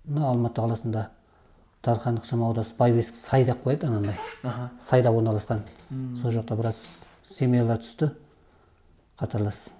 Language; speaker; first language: Kazakh; early bilingual, heritage; Kazakh